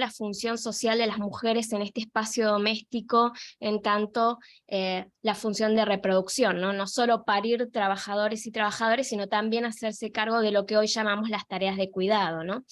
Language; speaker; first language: Spanish; native; Spanish